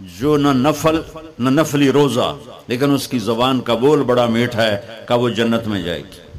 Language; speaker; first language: Urdu; non-native, local second language; Punjabi